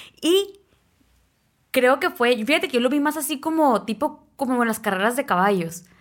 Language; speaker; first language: Spanish; native; Spanish